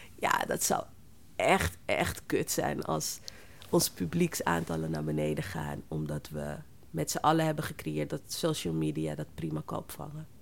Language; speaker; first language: Dutch; native; Dutch